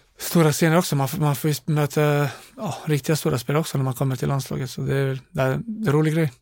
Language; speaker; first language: Swedish; non-native, fluent; Bosnian